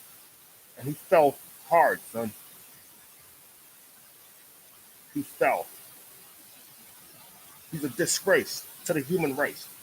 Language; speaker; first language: English; native; English